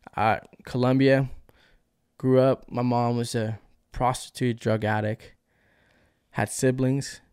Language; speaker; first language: English; early bilingual, other home language; Spanish